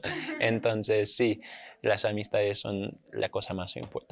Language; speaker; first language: Spanish; non-native, fluent; English